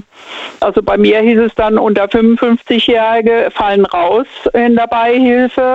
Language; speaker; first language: German; native; German